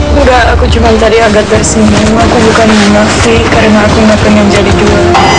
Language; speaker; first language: Indonesian; non-native, fluent; German